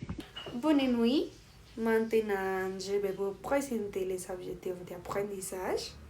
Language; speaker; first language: French; non-native, fluent; Spanish